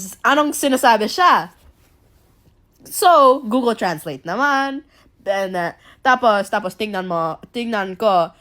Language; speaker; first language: Filipino; non-native, learner; English